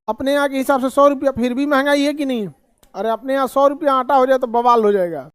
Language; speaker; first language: Hindi; native; Hindi